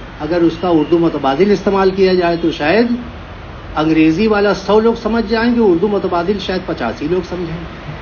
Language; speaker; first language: Urdu; native; Urdu